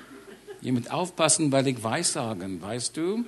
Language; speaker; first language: German; non-native, learner; English